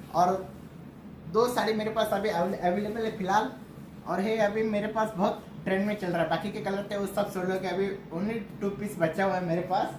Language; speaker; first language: Hindi; non-native, local second language; Marathi